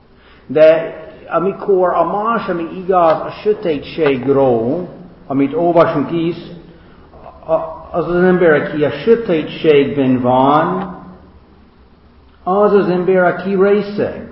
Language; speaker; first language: Hungarian; non-native, fluent; English